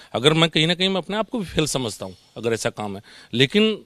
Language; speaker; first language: Hindi; native; Hindi